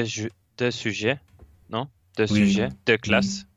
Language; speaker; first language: French; non-native, learner; Swedish